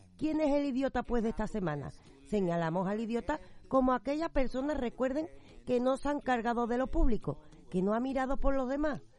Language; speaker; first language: Spanish; native; Spanish